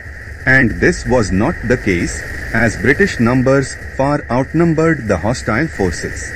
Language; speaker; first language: English; non-native, fluent; Portuguese